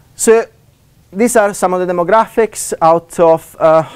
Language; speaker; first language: English; non-native, fluent; Italian